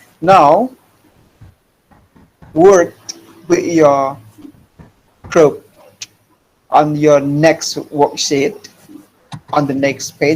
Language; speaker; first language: English; non-native, fluent; Indonesian